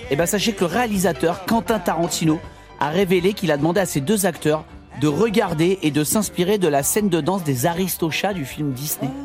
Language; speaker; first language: French; native; French